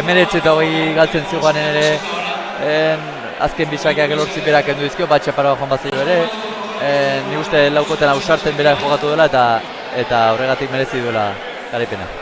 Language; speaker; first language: Basque; native; Basque